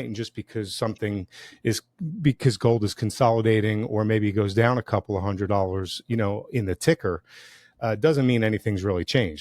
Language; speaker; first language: English; native; English